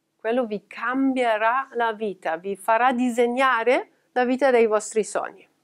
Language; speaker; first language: Italian; non-native, fluent; German